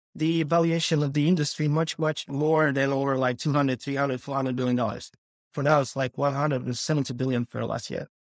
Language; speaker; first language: English; non-native, fluent; Ukrainian